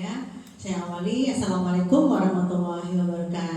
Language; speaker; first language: Indonesian; native; Indonesian